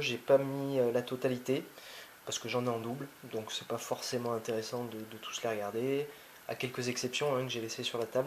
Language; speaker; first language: French; native; French